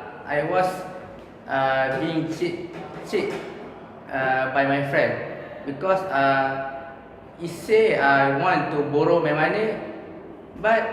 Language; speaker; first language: English; non-native, learner; Malay